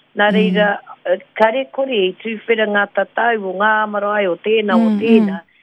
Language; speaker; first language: Māori; non-native, local second language; English